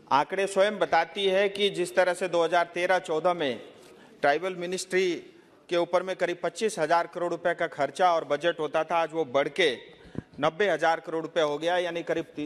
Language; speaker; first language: Hindi; non-native, local second language; Nepali